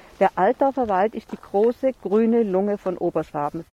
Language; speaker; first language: German; native; German